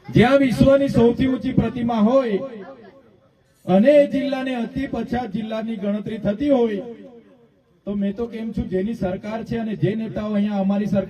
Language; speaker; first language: Gujarati; non-native, local second language; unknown